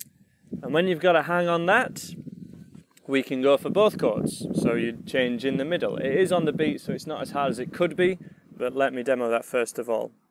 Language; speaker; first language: English; native; English